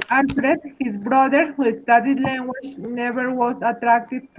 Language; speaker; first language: English; non-native, learner; Spanish